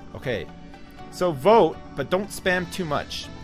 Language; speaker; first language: English; native; English